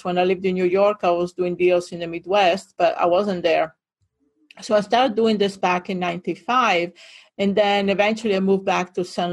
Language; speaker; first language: English; non-native, fluent; Italian